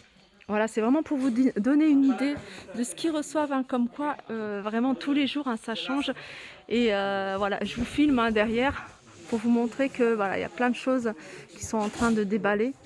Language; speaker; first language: French; native; French